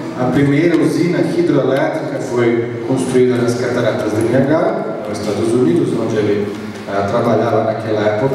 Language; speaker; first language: Portuguese; non-native, fluent; Serbian